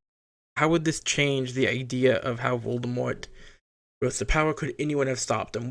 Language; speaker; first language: English; native; English